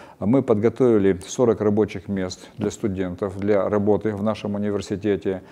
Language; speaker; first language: Russian; native; Russian